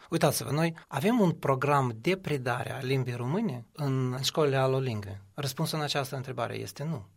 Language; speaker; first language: Romanian; non-native, local second language; Russian